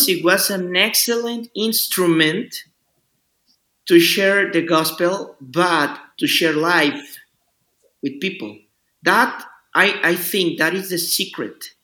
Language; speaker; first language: English; non-native, learner; Spanish